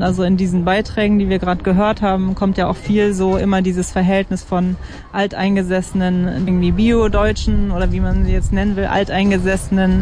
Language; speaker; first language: German; native; German